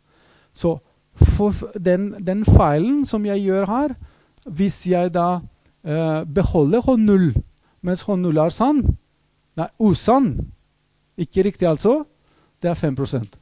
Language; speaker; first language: Norwegian; non-native, fluent; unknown